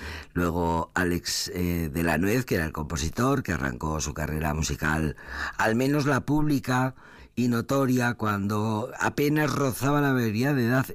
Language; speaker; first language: Spanish; native; Spanish